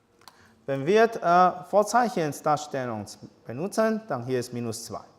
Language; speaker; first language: German; non-native, learner; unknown